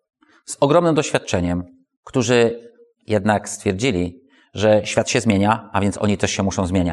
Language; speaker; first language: Polish; native; Polish